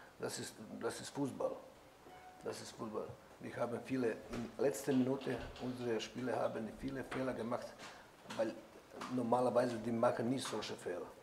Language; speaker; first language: German; non-native, fluent; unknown